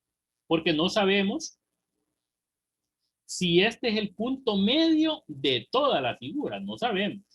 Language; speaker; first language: Spanish; native; Spanish